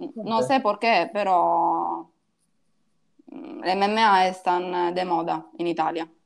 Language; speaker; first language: Spanish; non-native, learner; Italian